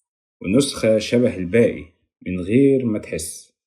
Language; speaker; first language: Arabic; native; Arabic